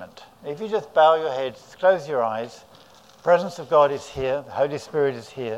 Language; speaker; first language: English; native; English